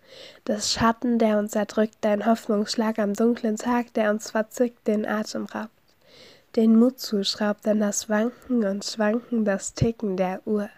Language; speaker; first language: German; native; German